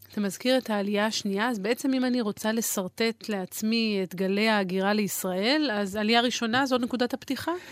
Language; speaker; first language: Hebrew; native; Hebrew